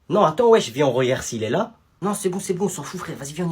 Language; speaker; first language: French; native; French